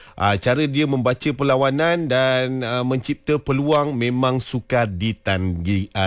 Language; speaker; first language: Malay; native; Malay